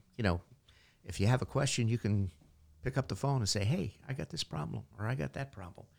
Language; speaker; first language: English; native; English